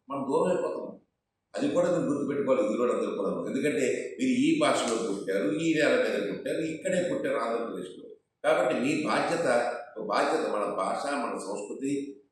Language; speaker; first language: Telugu; native; Telugu